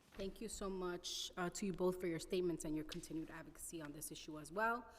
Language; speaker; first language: English; non-native, fluent; Spanish